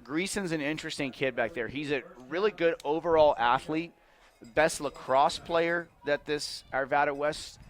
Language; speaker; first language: English; native; English